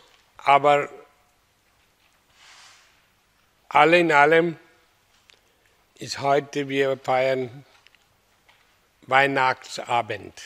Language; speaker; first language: German; non-native, fluent; Hindi